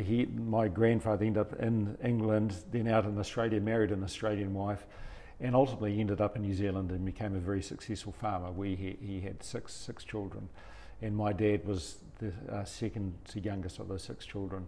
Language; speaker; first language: English; native; English